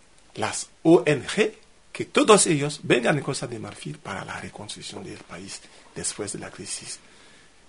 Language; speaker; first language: Spanish; non-native, fluent; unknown